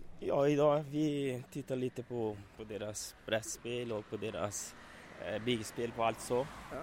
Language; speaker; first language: Swedish; non-native, learner; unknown